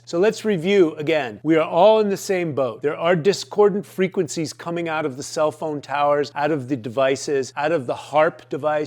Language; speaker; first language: English; native; English